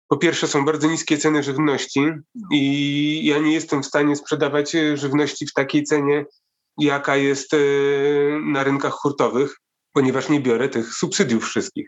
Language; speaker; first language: Polish; native; Polish